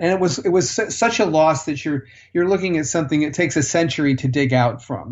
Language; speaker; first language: English; native; English